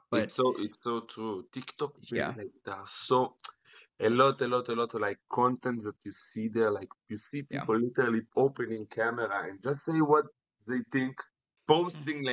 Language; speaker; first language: English; non-native, fluent; Hebrew